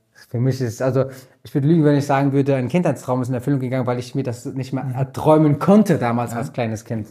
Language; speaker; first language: German; native; German